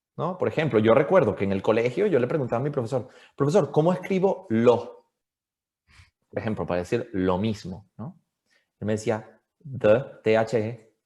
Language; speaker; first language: Spanish; native; Spanish